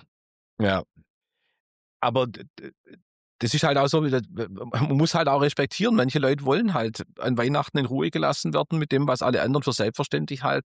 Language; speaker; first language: German; native; German